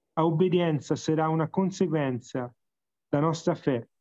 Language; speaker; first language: Portuguese; non-native, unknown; Italian